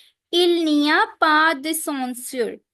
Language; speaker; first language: French; non-native, fluent; Punjabi